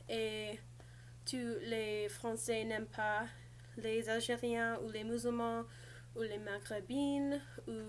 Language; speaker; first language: French; non-native, learner; English